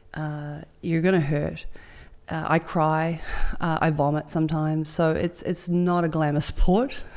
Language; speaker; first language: English; native; English